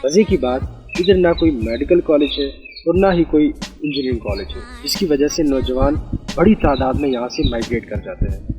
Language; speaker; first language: Urdu; non-native, local second language; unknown